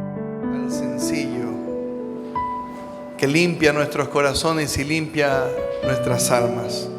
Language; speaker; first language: Spanish; native; Spanish